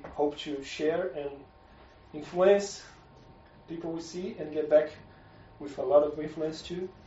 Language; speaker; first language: English; non-native, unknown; Portuguese